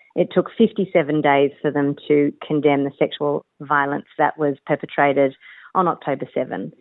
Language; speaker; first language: English; native; English